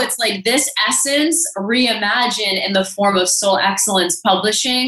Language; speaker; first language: English; native; English